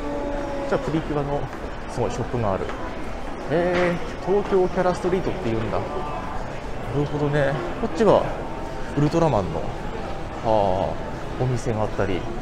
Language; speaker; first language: Japanese; native; Japanese